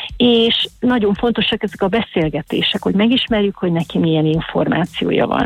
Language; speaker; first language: Hungarian; native; Hungarian